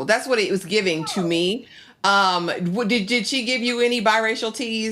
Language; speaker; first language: English; native; English